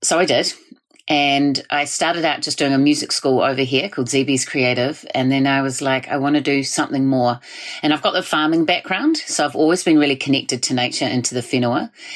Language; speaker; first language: English; native; English